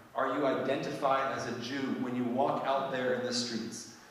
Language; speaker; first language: English; native; English